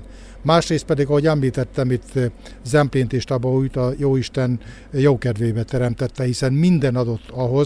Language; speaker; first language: Hungarian; native; Hungarian